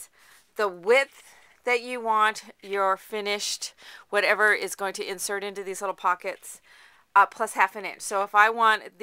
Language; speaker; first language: English; native; English